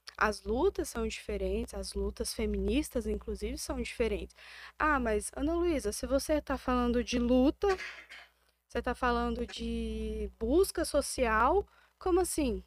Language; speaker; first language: Portuguese; native; Portuguese